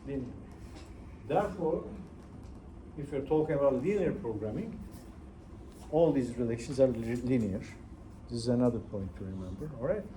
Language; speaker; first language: English; non-native, fluent; Turkish